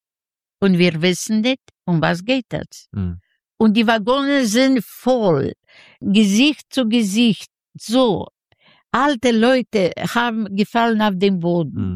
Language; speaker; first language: German; non-native, learner; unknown